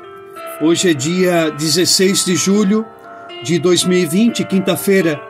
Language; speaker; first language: Portuguese; native; Portuguese